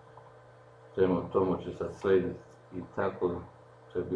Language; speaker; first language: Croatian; non-native, local second language; Slovenian